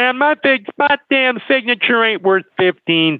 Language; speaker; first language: English; native; English